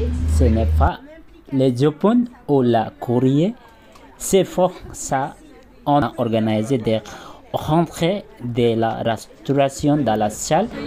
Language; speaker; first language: French; non-native, learner; Bangla